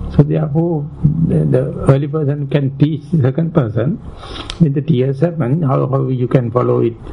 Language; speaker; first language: English; non-native, local second language; Sinhala